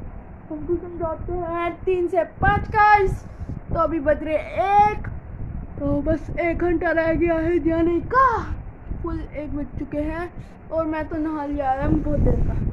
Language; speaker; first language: Hindi; native; Hindi